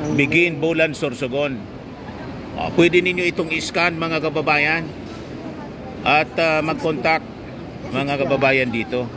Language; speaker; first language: Filipino; non-native, local second language; Bikol